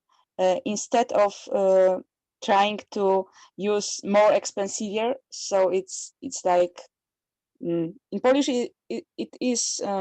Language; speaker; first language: English; non-native, learner; Polish